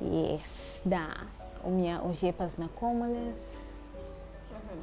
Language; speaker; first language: Russian; non-native, learner; Shona